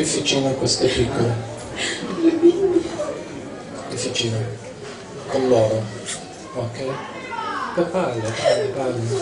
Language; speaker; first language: Italian; non-native, learner; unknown